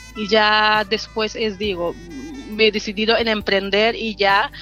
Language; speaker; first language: Spanish; non-native, fluent; Wolof